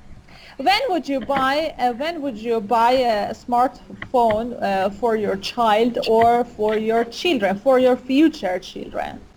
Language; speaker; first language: English; non-native, fluent; Persian